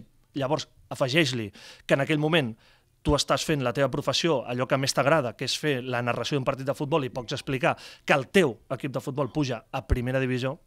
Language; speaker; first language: Catalan; native; Catalan